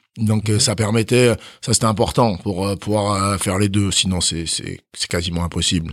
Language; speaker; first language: French; early bilingual, other home language; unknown